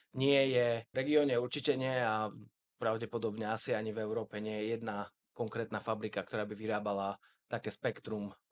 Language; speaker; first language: Slovak; native; Slovak